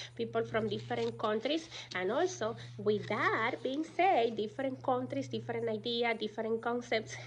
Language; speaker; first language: English; non-native, fluent; Spanish